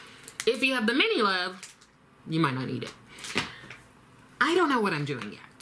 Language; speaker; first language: English; native; English